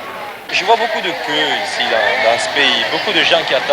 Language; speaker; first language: French; native; French